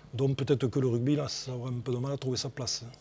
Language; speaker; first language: French; native; French